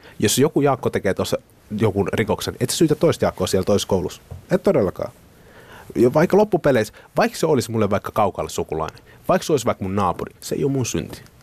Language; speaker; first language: Finnish; early bilingual, other home language; Somali